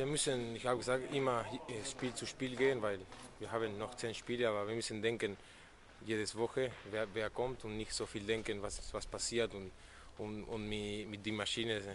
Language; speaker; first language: German; non-native, fluent; Spanish